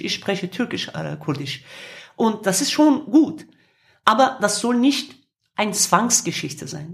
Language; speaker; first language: German; non-native, fluent; Kurdish